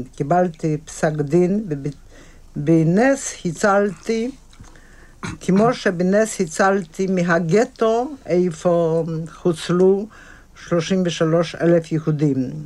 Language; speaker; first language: Hebrew; non-native, fluent; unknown